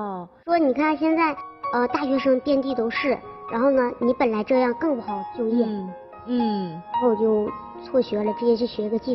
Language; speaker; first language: Chinese; native; Chinese